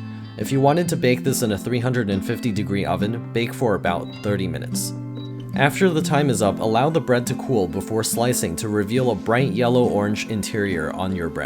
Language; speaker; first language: English; native; English